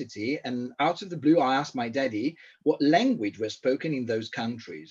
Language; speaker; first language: English; non-native, fluent; Italian